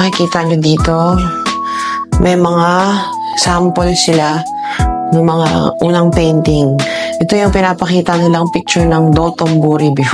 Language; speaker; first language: Filipino; native; Filipino